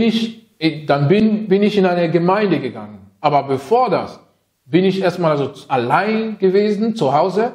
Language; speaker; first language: German; non-native, fluent; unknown